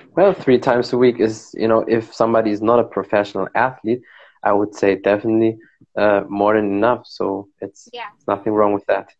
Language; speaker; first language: English; non-native, fluent; Arabic